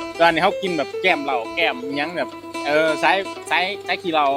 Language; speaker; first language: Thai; non-native, local second language; Northeastern Thai